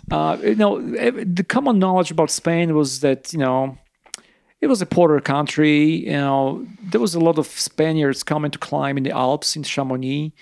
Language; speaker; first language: English; non-native, fluent; Polish